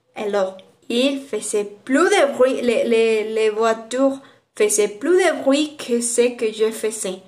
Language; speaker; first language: French; non-native, fluent; Spanish